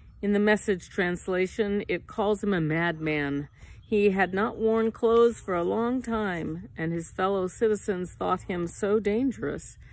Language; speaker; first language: English; native; English